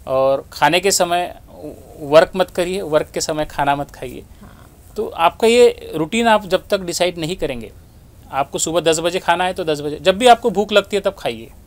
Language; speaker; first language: Hindi; non-native, local second language; Marathi